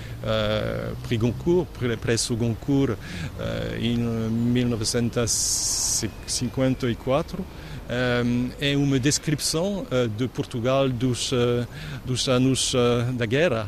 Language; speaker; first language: Portuguese; non-native, learner; French